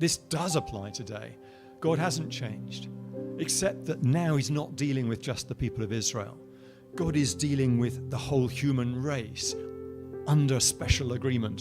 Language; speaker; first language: English; native; English